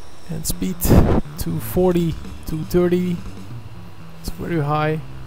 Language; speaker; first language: English; non-native, fluent; Turkish